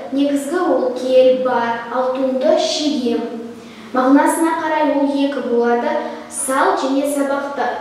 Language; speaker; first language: Kazakh; non-native, local second language; Russian